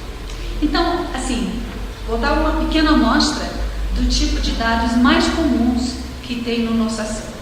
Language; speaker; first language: Portuguese; non-native, fluent; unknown